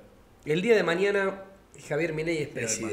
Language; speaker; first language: Spanish; native; Spanish